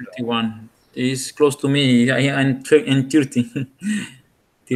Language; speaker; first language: English; non-native, learner; Spanish